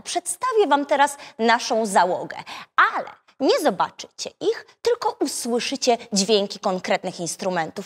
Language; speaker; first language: Polish; native; Polish